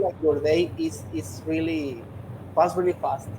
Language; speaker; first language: English; non-native, learner; Spanish